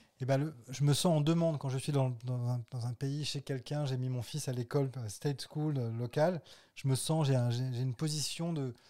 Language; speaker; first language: French; native; French